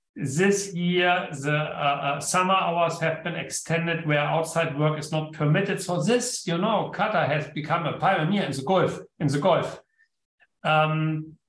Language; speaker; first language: English; non-native, fluent; German